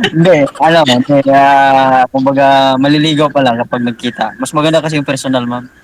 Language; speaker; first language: Filipino; non-native, local second language; Cebuano